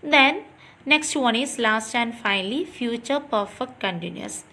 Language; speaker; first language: English; non-native, local second language; Malayalam